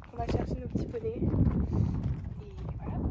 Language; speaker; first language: French; native; French